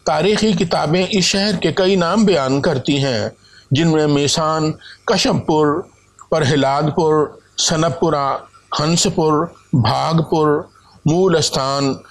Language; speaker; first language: Urdu; native; Urdu